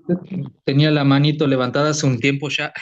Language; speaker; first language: Spanish; native; Spanish